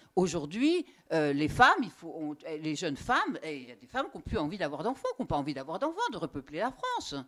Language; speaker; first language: French; native; French